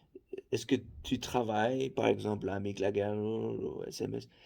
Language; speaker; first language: French; non-native, fluent; Faroese